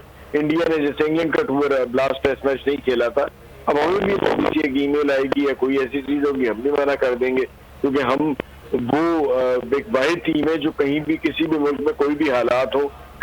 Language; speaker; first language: Urdu; non-native, local second language; Punjabi